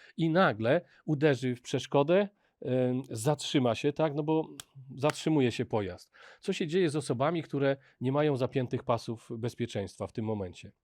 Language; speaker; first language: Polish; native; Polish